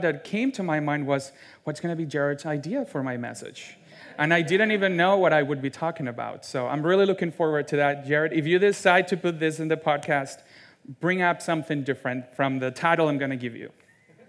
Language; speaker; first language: English; non-native, fluent; Spanish